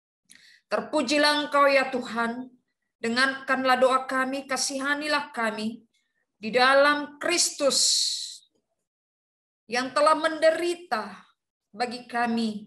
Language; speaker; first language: Indonesian; native; Indonesian